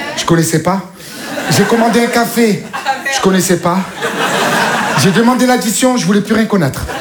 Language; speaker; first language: French; native; French